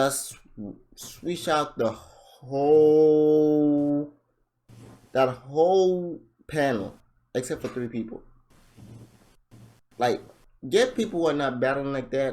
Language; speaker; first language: English; native; English